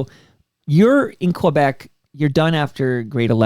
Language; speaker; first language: English; native; English